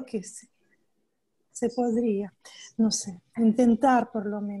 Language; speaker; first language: Spanish; non-native, fluent; Russian